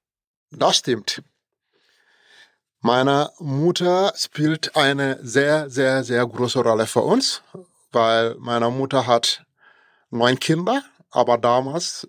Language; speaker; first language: German; non-native, fluent; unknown